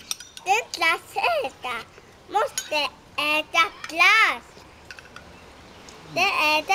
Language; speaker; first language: Swedish; early bilingual, heritage; English